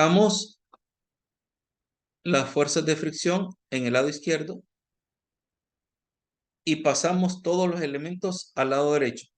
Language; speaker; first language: Spanish; native; Spanish